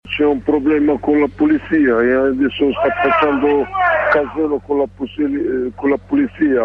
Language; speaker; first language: Italian; non-native, learner; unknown